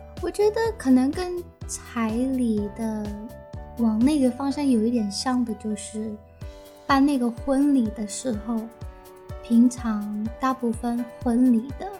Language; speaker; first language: Chinese; early bilingual, heritage; Chinese